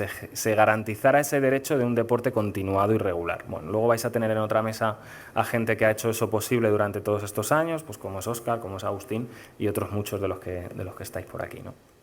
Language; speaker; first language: Spanish; native; Spanish